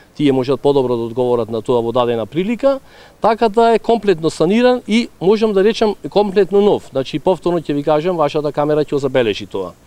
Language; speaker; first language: Macedonian; native; Macedonian